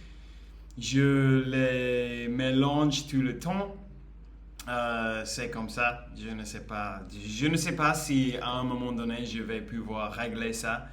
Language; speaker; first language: French; non-native, learner; English